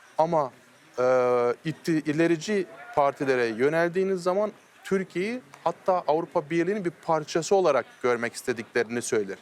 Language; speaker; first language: Turkish; early bilingual, heritage; Turkish